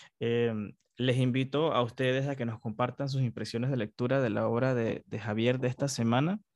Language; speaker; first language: Spanish; native; Spanish